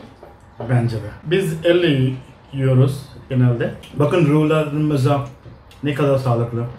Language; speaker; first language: Turkish; non-native, learner; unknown